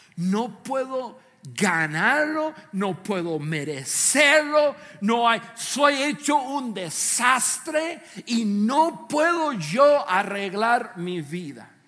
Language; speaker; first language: Spanish; non-native, fluent; English